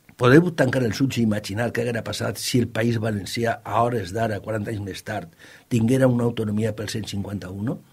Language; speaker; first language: Catalan; native; Catalan